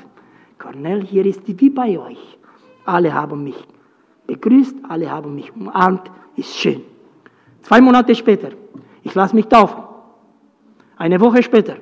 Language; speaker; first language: German; non-native, fluent; Romanian